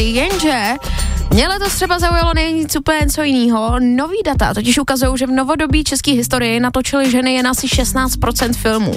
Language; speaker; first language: Czech; native; Czech